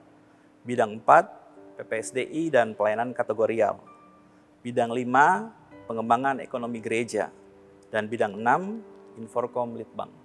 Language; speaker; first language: Indonesian; native; Indonesian